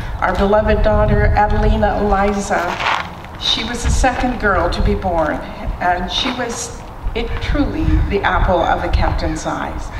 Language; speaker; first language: English; native; English